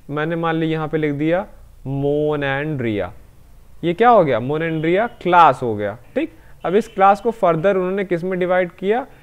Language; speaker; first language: Hindi; native; Hindi